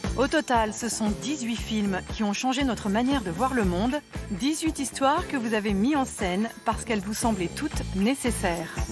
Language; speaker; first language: French; native; French